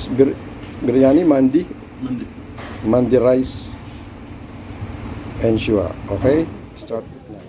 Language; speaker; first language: English; non-native, learner; Filipino